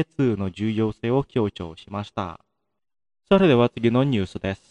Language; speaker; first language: Japanese; non-native, fluent; Indonesian